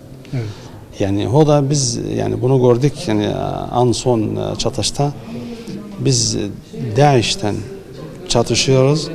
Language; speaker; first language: Turkish; non-native, learner; Turkmen